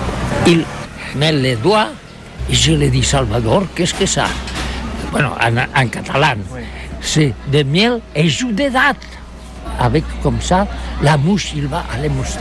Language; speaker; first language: French; non-native, learner; Spanish